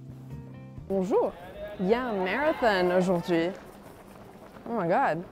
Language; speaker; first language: French; non-native, fluent; English